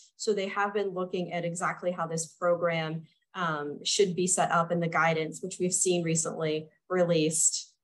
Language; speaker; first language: English; native; English